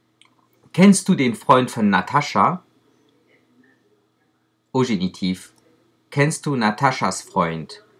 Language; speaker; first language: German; non-native, fluent; French